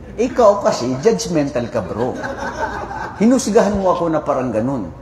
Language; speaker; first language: Filipino; non-native, local second language; Maranao